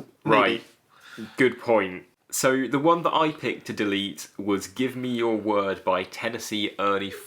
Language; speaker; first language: English; native; English